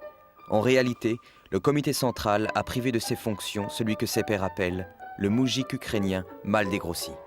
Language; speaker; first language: French; native; French